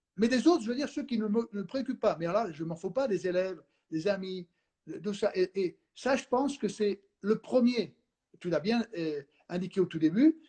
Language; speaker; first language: French; non-native, fluent; Spanish